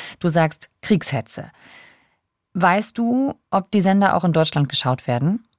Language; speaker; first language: German; native; German